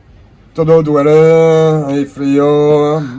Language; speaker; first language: Spanish; non-native, fluent; French